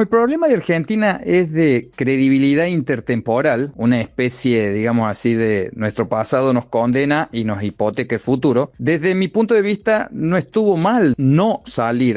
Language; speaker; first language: Spanish; native; Spanish